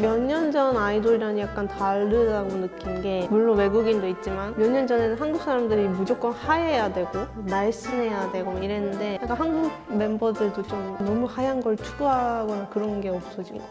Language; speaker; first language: Korean; non-native, fluent; Japanese